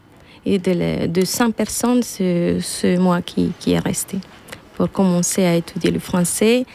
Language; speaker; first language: French; non-native, fluent; Spanish